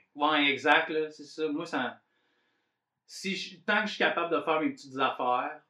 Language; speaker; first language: French; native; French